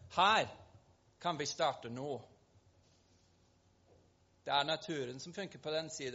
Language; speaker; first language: Norwegian; non-native, fluent; English